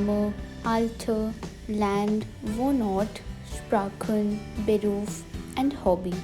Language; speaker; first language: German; non-native, fluent; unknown